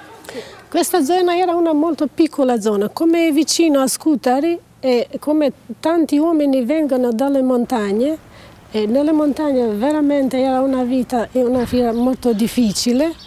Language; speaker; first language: Italian; non-native, learner; Albanian